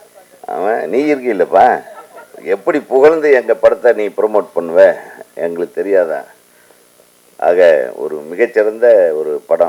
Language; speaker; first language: Tamil; native; Tamil